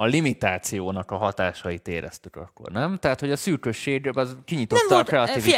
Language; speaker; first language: Hungarian; native; Hungarian